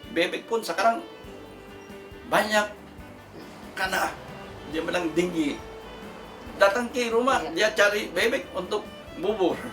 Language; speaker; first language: Indonesian; non-native, fluent; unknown